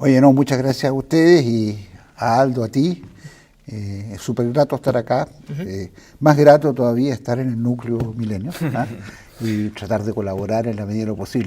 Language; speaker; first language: Spanish; native; Spanish